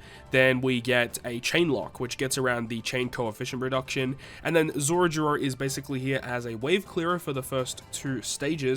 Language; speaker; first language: English; native; English